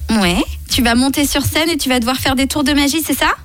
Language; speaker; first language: French; native; French